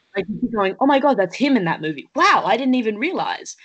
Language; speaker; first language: English; native; English